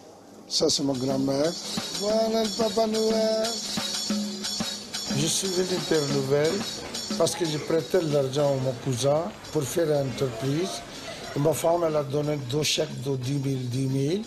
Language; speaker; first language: French; non-native, learner; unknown